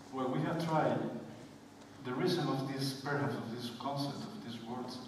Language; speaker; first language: English; non-native, fluent; Spanish